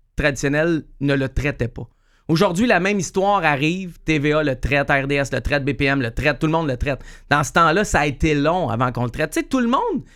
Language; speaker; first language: French; native; French